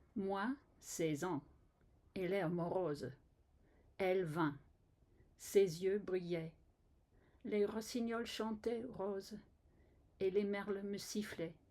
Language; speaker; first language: French; non-native, fluent; English